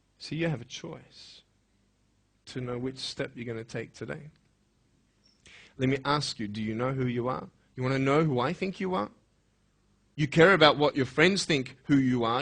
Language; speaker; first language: English; native; English